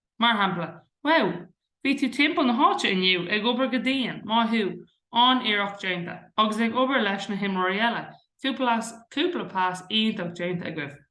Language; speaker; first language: Irish; non-native, local second language; English